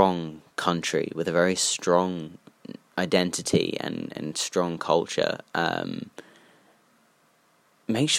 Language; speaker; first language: English; native; English